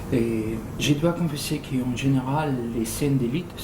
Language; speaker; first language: French; non-native, fluent; Spanish